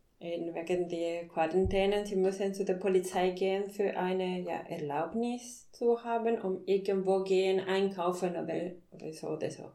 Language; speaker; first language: German; non-native, fluent; Spanish